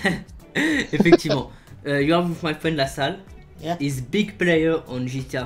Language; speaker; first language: English; non-native, learner; French